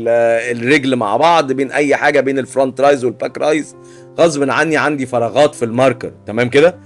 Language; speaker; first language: Arabic; native; Arabic